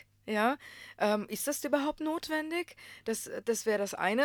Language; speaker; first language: German; non-native, fluent; Croatian